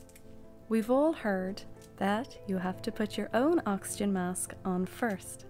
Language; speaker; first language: English; native; English